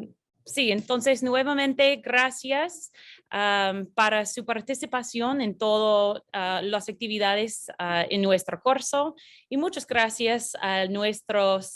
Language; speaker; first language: Spanish; non-native, fluent; English